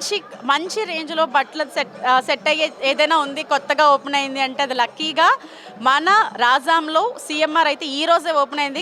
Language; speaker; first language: Telugu; native; Telugu